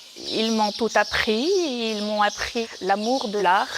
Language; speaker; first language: French; non-native, local second language; Arabic